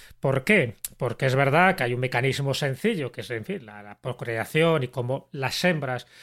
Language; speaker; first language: Spanish; native; Spanish